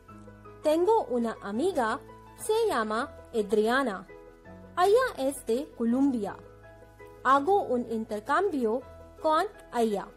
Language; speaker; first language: Spanish; non-native, learner; Hindi